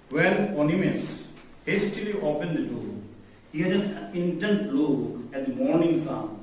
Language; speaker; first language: English; non-native, local second language; Bangla